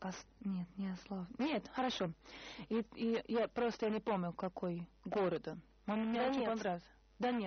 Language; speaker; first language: Russian; non-native, learner; Portuguese